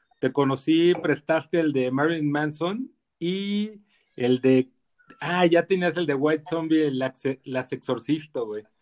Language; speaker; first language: Spanish; native; Spanish